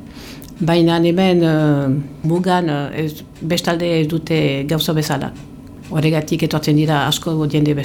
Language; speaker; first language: Basque; non-native, local second language; French